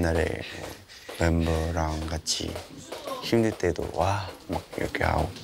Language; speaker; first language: Korean; non-native, fluent; Cantonese